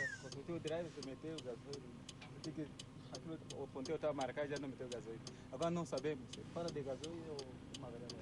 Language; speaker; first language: Portuguese; native; Portuguese